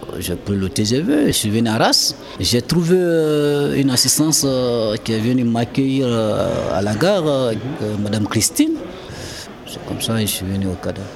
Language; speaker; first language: French; non-native, local second language; Fula